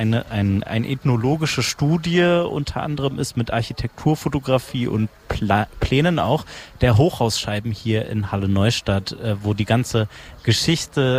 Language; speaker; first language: German; native; German